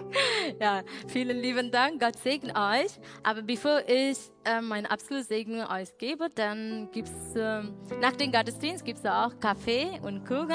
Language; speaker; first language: German; non-native, learner; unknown